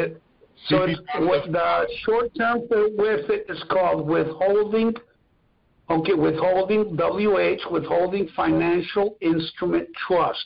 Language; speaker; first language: English; non-native, fluent; Spanish